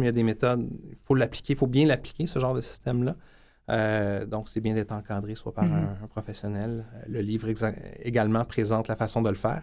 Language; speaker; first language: French; native; French